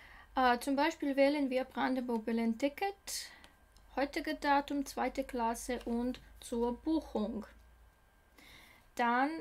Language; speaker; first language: German; non-native, learner; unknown